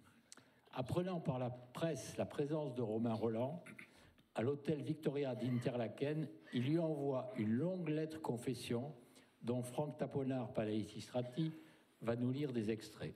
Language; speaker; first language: French; native; French